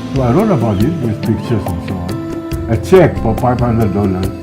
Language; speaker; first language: English; non-native, local second language; Malay